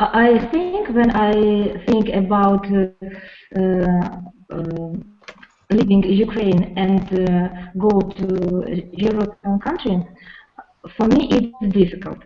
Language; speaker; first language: English; non-native, learner; Russian